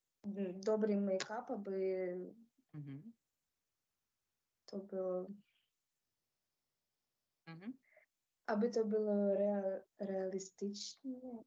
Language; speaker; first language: Czech; non-native, learner; Ukrainian